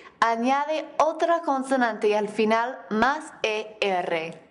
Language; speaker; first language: Spanish; non-native, fluent; English